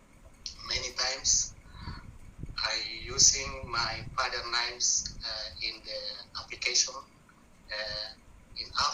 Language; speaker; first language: English; non-native, learner; Buginese